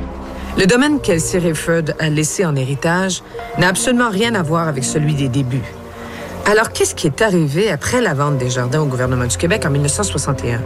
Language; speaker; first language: French; native; French